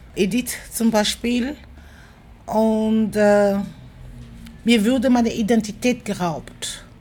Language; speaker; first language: German; non-native, fluent; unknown